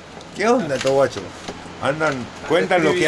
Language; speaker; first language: Spanish; native; Spanish